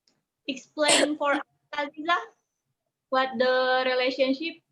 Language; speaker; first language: English; non-native, learner; Indonesian